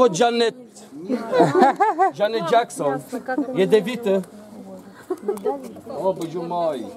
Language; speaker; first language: Russian; non-native, learner; Arabic